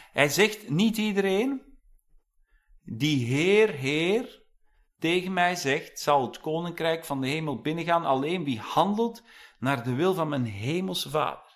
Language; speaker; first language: Dutch; non-native, fluent; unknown